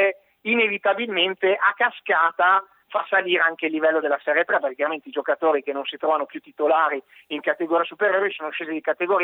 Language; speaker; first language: Italian; native; Italian